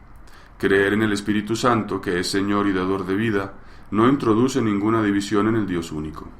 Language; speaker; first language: Spanish; native; Spanish